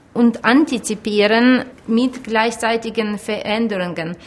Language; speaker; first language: German; non-native, fluent; Ukrainian